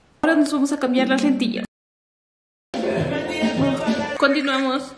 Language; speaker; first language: Spanish; native; Spanish